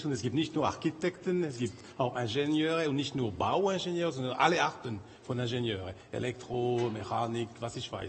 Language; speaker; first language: German; non-native, local second language; French